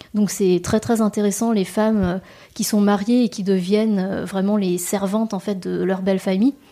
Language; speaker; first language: French; native; French